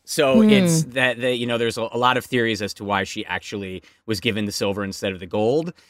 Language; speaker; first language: English; native; English